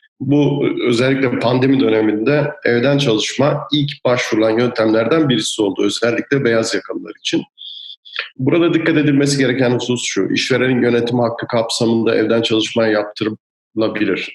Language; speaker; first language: Turkish; native; Turkish